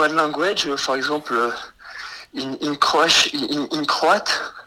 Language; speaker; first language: English; non-native, learner; French